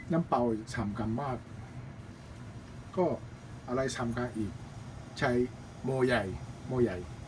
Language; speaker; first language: Thai; non-native, learner; Japanese